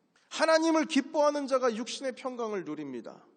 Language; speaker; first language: Korean; native; Korean